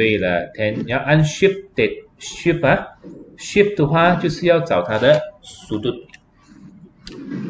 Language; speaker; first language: Chinese; native; Chinese